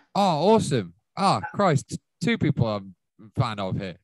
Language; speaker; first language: English; native; English